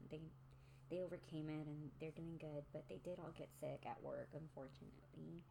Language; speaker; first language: English; early bilingual, other home language; Spanish